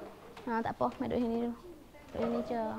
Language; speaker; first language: Malay; native; Malay